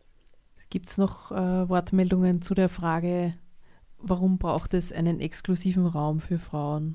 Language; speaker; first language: German; native; German